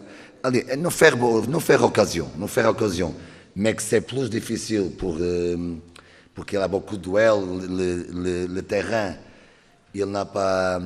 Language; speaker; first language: French; non-native, learner; Portuguese